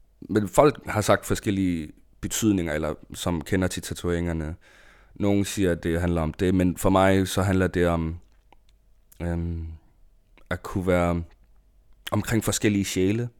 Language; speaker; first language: Danish; non-native, local second language; Kalaallisut